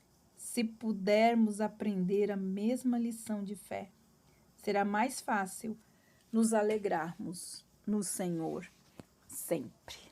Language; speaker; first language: Portuguese; native; Portuguese